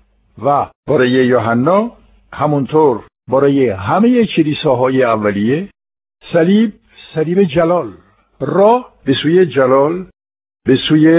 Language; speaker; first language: Persian; non-native, fluent; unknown